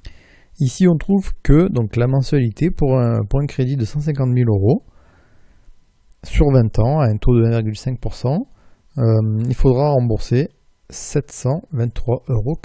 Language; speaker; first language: French; native; French